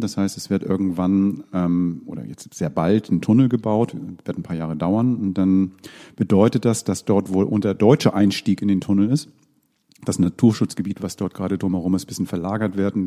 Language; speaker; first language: German; native; German